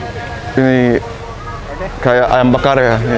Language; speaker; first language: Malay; non-native, fluent; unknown